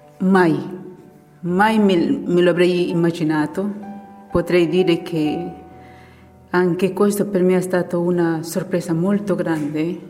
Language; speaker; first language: Italian; non-native, fluent; Spanish